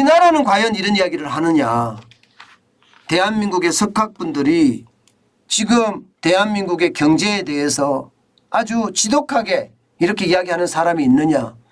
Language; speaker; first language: Korean; native; Korean